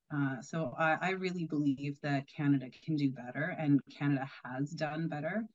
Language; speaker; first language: English; native; English